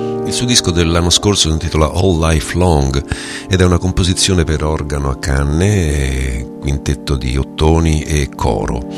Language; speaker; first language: Italian; native; Italian